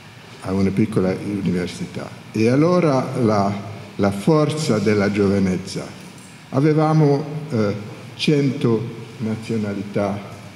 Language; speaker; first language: Italian; non-native, learner; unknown